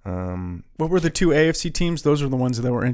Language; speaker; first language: English; native; English